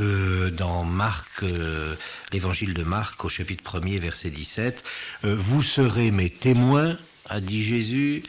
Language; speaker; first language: French; native; French